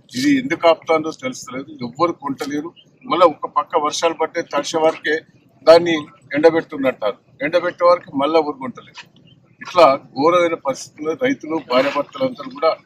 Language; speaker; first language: Telugu; native; Telugu